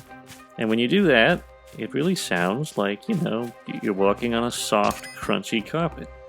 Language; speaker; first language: English; native; English